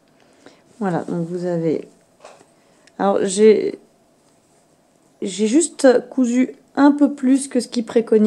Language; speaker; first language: French; native; French